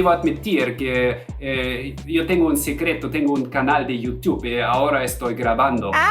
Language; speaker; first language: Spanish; non-native, fluent; German